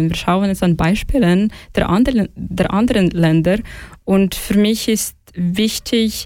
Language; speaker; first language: German; non-native, fluent; Ukrainian